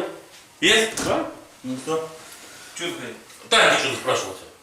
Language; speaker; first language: Russian; native; Russian